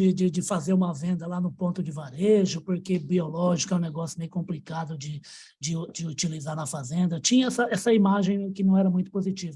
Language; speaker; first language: Portuguese; native; Portuguese